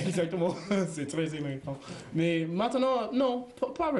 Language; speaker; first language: French; non-native, learner; English